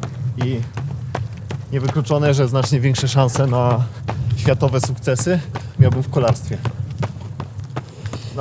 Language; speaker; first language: Polish; native; Polish